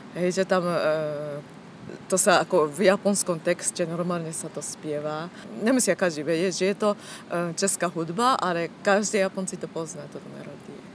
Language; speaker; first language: Slovak; non-native, learner; Japanese